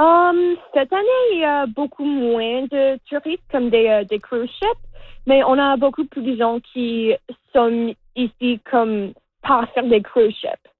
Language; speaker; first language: French; non-native, learner; English